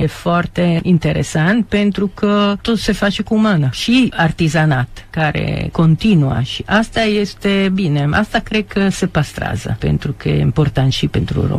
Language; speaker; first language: Romanian; non-native, fluent; Italian